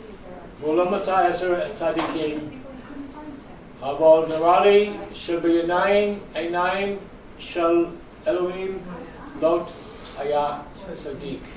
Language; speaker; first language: Hebrew; non-native, fluent; English